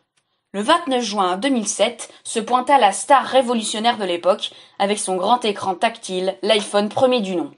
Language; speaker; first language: French; native; French